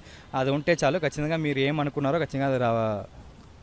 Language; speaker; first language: Telugu; early bilingual, heritage; Tamil